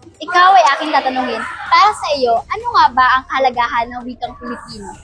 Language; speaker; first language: Filipino; non-native, local second language; Aklanon